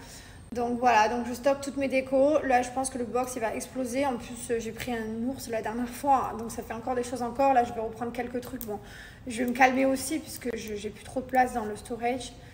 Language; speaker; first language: French; native; French